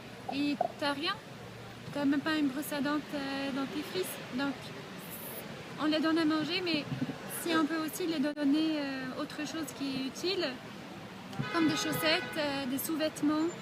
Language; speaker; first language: French; non-native, fluent; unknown